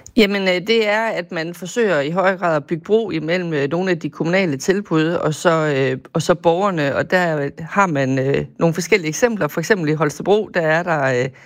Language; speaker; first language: Danish; native; Danish